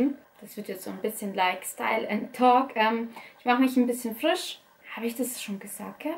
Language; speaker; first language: German; early bilingual, other home language; Russian